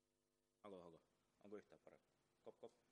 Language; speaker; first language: Finnish; native; Finnish